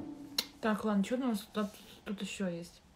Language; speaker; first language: Russian; native; Russian